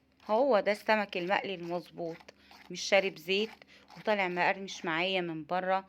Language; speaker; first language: Arabic; native; Arabic